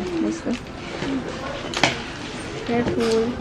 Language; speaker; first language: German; non-native, learner; Cebuano